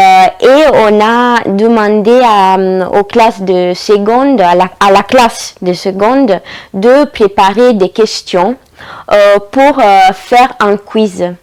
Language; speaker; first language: French; non-native, fluent; Italian